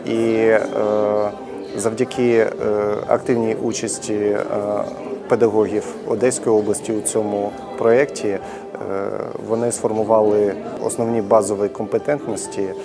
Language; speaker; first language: Ukrainian; native; Ukrainian